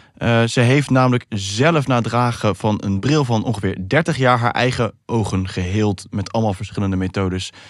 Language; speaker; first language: Dutch; early bilingual, other home language; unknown